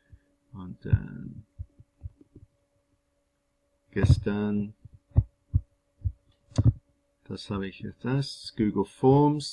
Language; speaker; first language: German; non-native, fluent; English